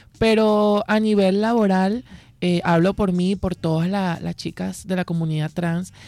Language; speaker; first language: Spanish; native; Spanish